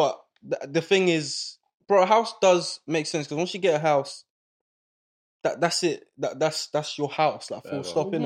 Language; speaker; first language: English; non-native, local second language; Yoruba